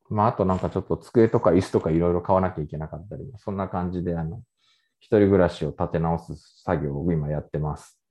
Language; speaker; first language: Japanese; native; Japanese